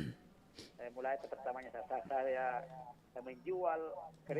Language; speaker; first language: Indonesian; non-native, local second language; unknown